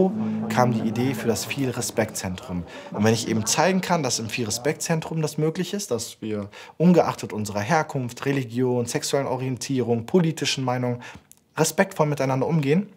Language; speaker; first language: German; early bilingual, other home language; Turkish